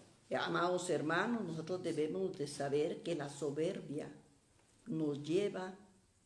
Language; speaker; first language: Spanish; native; Spanish